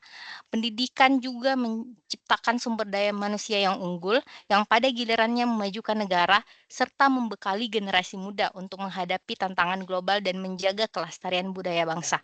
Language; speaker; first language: Indonesian; native; Indonesian